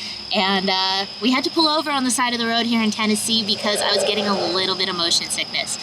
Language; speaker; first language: English; native; English